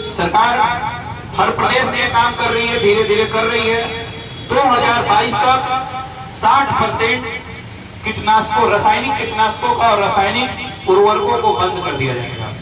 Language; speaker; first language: Hindi; native; Hindi